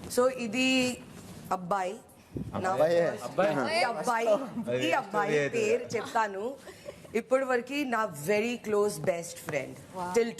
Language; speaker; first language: Telugu; non-native, fluent; Hindi